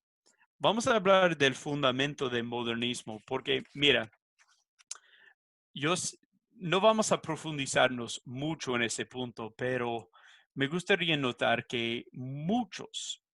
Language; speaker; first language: Spanish; non-native, fluent; English